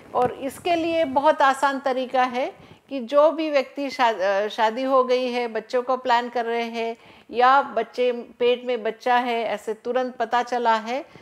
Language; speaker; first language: Hindi; non-native, local second language; Marathi